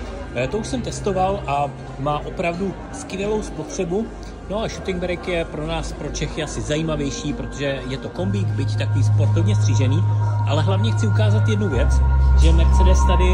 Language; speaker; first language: Czech; native; Czech